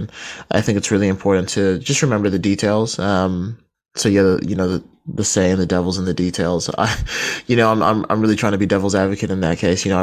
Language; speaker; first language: English; native; English